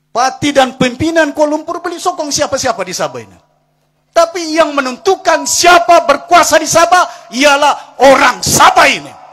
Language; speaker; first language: Malay; non-native, local second language; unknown